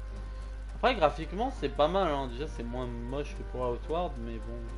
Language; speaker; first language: French; native; French